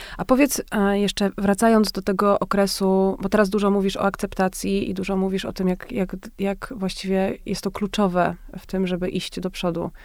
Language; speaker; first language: Polish; native; Polish